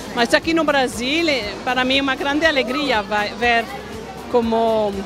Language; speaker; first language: Portuguese; non-native, fluent; French